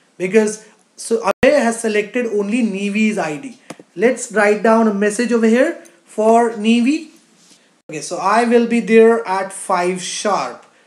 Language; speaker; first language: English; non-native, local second language; Hindi